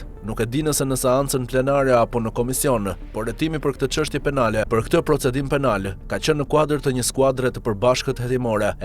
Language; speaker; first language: Albanian; native; Albanian